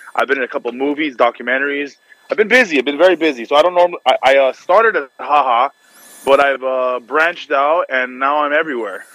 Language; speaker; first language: English; native; English